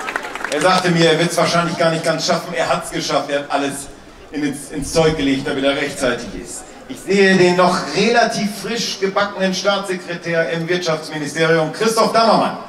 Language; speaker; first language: German; native; German